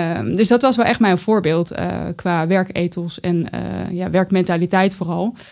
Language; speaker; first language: Dutch; native; Dutch